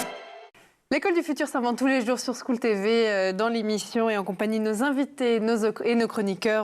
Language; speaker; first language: French; native; French